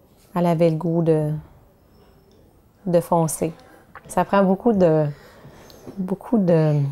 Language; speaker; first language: French; native; French